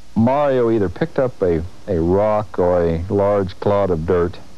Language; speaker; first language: English; native; English